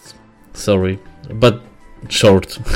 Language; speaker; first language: English; non-native, fluent; Polish